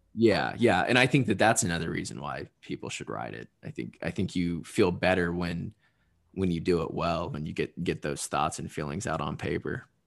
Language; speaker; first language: English; native; English